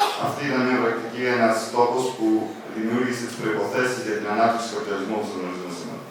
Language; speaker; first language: Greek; native; Greek